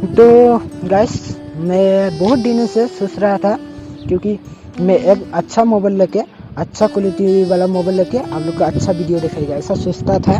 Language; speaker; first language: Hindi; non-native, local second language; Bodo